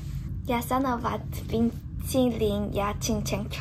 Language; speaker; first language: Finnish; non-native, learner; Korean